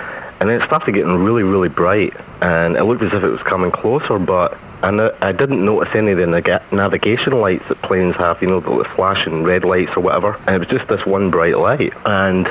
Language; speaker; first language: English; native; English